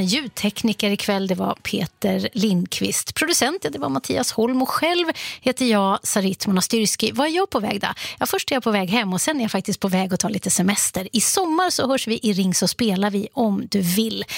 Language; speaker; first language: Swedish; native; Swedish